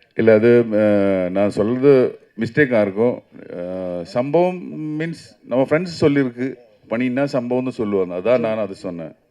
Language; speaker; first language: Tamil; non-native, learner; Malayalam